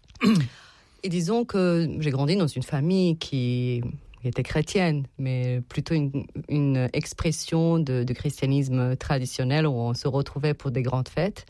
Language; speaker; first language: French; non-native, fluent; Serbian